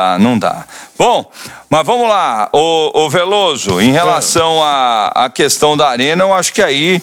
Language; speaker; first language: Portuguese; native; Portuguese